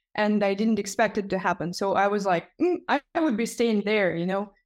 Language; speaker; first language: English; non-native, fluent; Ukrainian